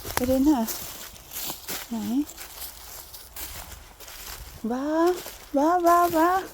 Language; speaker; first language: Swedish; non-native, learner; Thai